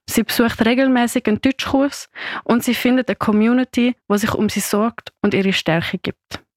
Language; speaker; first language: German; native; German